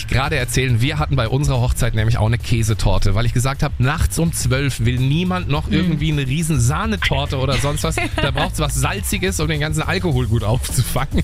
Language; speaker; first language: German; native; German